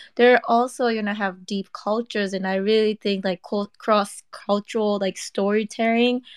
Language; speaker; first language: English; non-native, fluent; Japanese